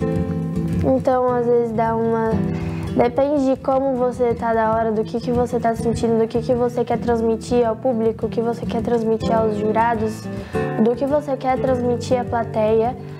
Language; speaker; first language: Portuguese; native; Portuguese